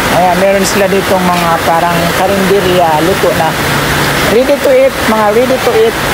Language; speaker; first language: Filipino; native; Filipino